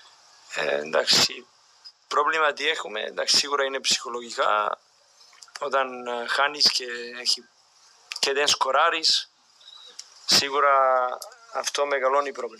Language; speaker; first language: Greek; non-native, fluent; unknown